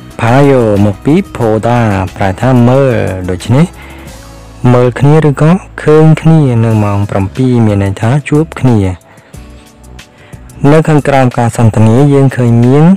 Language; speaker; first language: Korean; non-native, fluent; Khmer